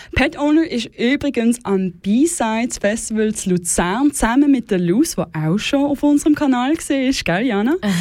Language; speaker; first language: German; native; German